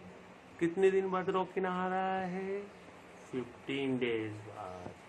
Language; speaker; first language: Hindi; native; Hindi